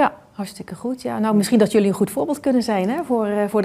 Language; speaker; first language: Dutch; native; Dutch